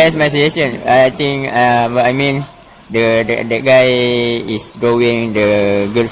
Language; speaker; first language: English; non-native, fluent; Malay